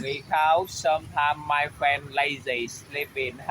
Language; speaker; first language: English; non-native, learner; Vietnamese